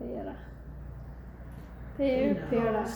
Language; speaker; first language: Spanish; non-native, learner; English